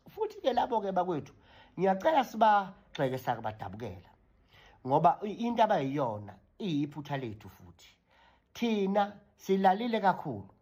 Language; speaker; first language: Zulu; native; Zulu